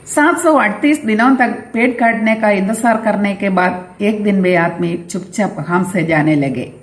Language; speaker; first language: Hindi; non-native, local second language; Malayalam